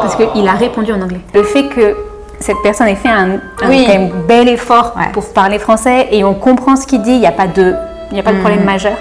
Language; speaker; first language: French; native; French